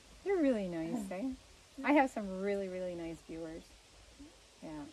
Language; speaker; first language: English; early bilingual, other home language; French